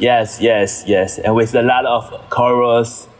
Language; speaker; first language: English; non-native, learner; Chinese